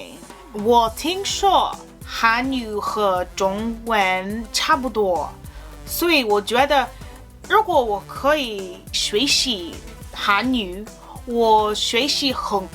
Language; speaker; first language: Chinese; non-native, learner; English